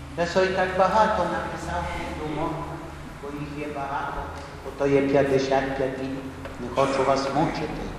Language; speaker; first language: Ukrainian; early bilingual, heritage; Ukrainian